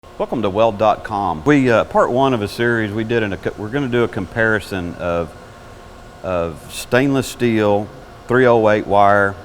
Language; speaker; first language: English; native; English